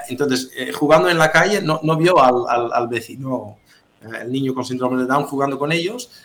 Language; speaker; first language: Spanish; non-native, fluent; Dutch